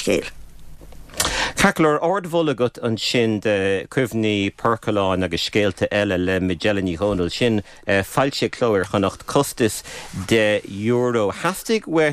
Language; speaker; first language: Irish; native; Irish